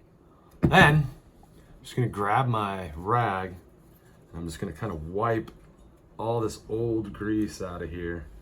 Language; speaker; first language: English; native; English